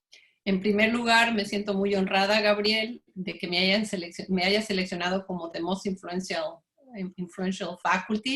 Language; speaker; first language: Spanish; native; Spanish